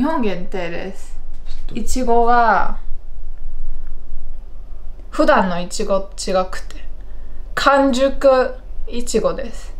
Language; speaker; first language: Japanese; non-native, fluent; Chinese